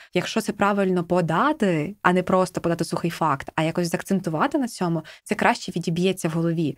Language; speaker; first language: Ukrainian; native; Ukrainian